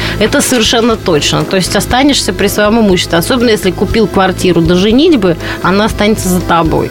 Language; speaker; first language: Russian; native; Russian